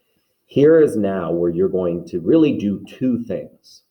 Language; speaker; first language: English; native; English